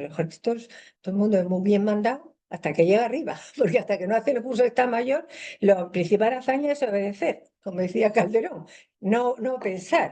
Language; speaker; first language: Spanish; native; Spanish